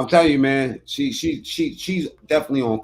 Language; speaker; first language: English; native; English